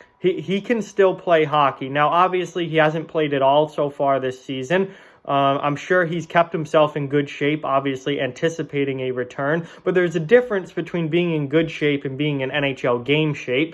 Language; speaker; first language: English; native; English